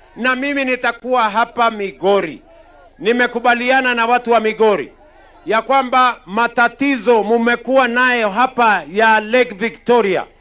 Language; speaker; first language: Swahili; non-native, local second language; Kalenjin